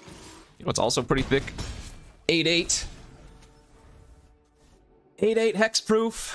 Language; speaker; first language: English; native; English